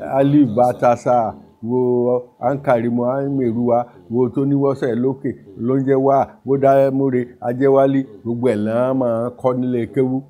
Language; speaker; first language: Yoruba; native; Yoruba